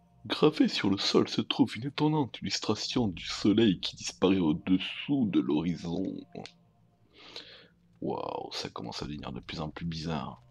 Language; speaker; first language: French; native; French